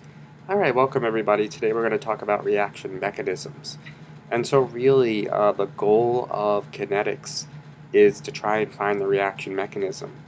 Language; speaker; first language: English; native; English